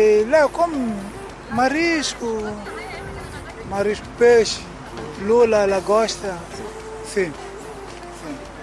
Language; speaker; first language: Portuguese; non-native, local second language; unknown